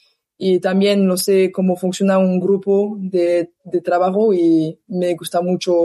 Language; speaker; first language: Spanish; non-native, learner; French